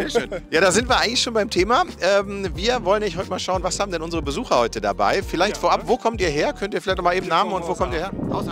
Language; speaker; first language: German; native; German